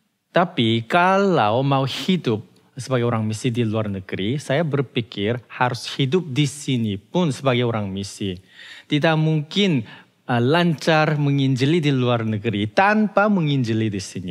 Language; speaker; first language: Indonesian; non-native, fluent; Korean